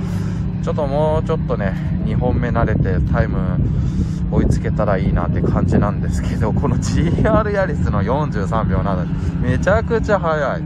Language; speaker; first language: Japanese; native; Japanese